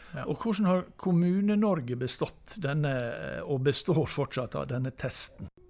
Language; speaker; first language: Norwegian; native; Norwegian